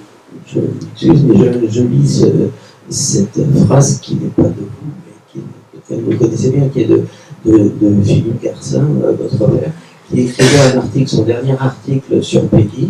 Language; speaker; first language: French; native; French